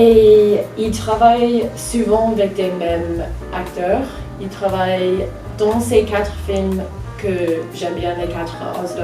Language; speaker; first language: French; non-native, fluent; English